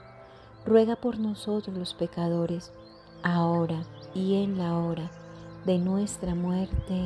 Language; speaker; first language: Spanish; native; Spanish